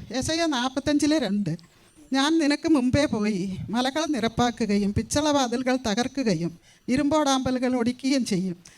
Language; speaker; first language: Malayalam; non-native, local second language; Tamil